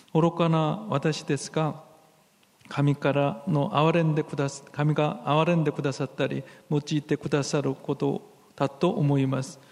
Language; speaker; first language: Japanese; non-native, fluent; Korean